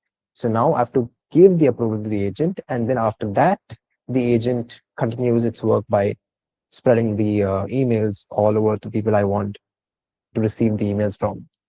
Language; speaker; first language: English; non-native, local second language; Malayalam